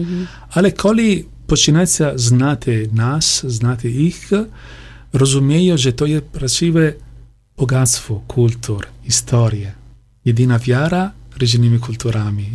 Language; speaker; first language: Polish; non-native, learner; Italian